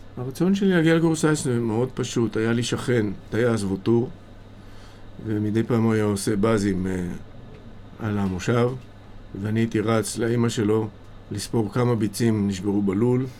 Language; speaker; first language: Hebrew; native; Hebrew